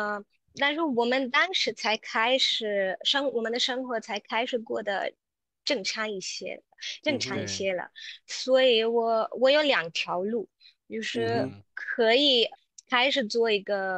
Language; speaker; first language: Chinese; non-native, local second language; Tamil